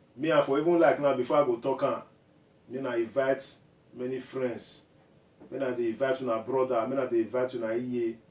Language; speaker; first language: Nigerian Pidgin; non-native, local second language; Bini